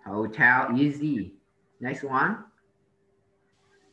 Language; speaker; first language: English; non-native, learner; Vietnamese